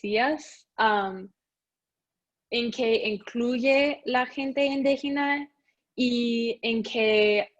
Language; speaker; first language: Spanish; non-native, learner; English